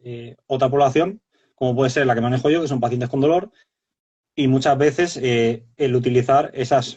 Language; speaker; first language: Spanish; native; Spanish